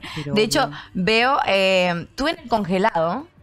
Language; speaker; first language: Spanish; native; Spanish